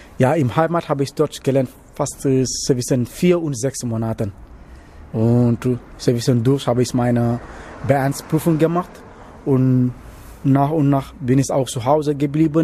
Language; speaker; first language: German; non-native, learner; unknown